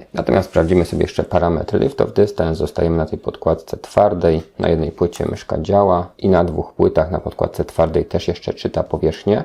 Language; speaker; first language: Polish; native; Polish